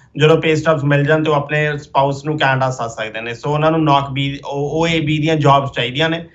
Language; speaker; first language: Punjabi; early bilingual, heritage; Punjabi